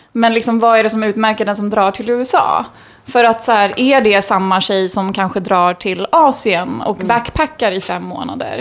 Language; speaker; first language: Swedish; native; Swedish